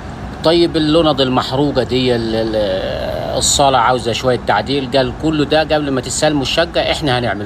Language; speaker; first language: Arabic; native; Arabic